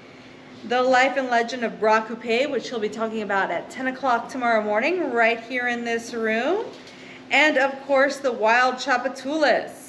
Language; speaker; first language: English; native; English